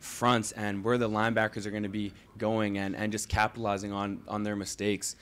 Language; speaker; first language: English; native; English